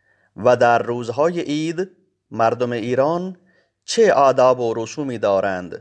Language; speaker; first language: Persian; non-native, fluent; Urdu